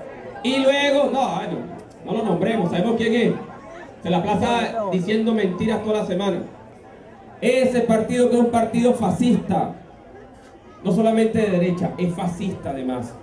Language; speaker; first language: Spanish; native; Spanish